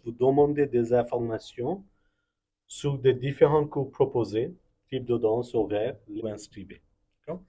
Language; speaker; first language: French; non-native, fluent; Bangla